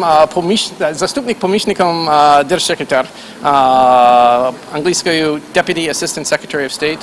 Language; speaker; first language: Ukrainian; non-native, fluent; English